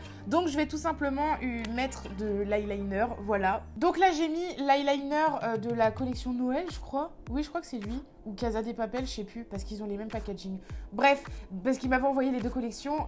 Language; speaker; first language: French; native; French